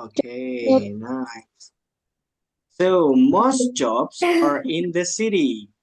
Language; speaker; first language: English; non-native, fluent; Indonesian